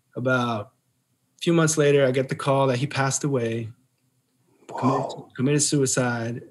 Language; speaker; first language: English; native; English